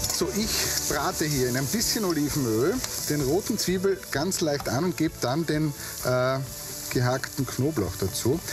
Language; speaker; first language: German; native; German